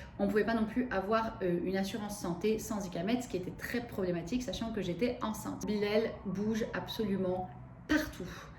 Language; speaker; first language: French; early bilingual, other home language; Arabic